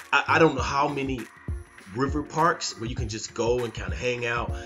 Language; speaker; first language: English; native; English